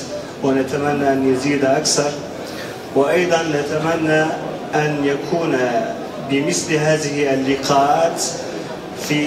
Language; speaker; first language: Arabic; non-native, fluent; Turkish